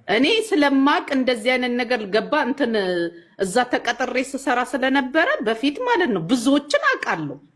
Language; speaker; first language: Amharic; native; Amharic